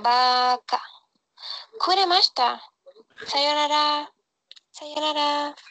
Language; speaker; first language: Japanese; non-native, learner; Spanish